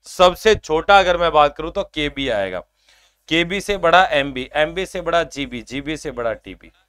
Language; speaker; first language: Hindi; native; Hindi